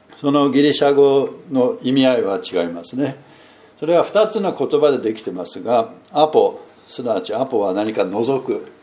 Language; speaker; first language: Japanese; non-native, fluent; English